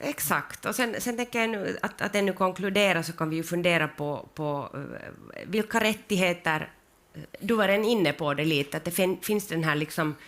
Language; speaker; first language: Swedish; native; Swedish